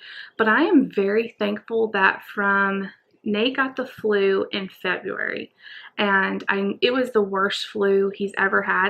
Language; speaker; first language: English; native; English